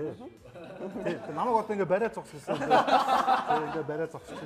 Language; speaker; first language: Mongolian; native; Mongolian